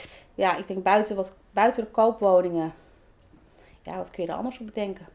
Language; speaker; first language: Dutch; native; Dutch